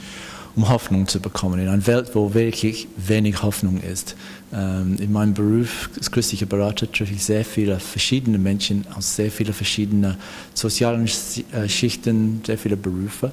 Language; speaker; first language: German; non-native, fluent; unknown